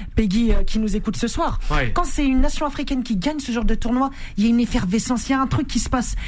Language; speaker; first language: French; native; French